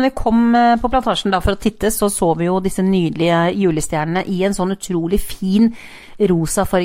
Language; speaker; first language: Norwegian; native; Norwegian